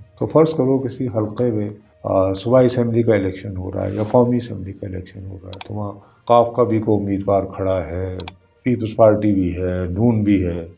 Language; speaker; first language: Urdu; non-native, local second language; Punjabi